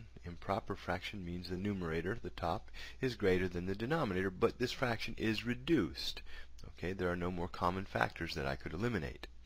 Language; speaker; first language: English; native; English